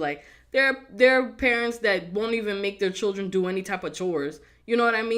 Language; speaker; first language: English; native; English